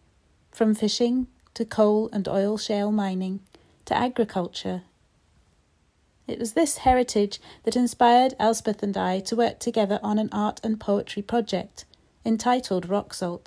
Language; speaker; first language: English; native; English